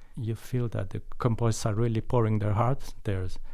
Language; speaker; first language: English; non-native, fluent; Spanish